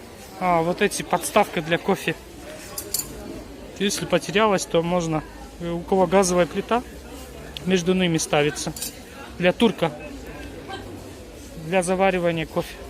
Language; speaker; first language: Russian; non-native, local second language; Kyrgyz